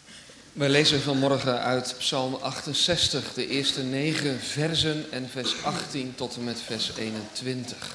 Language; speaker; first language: Dutch; native; Dutch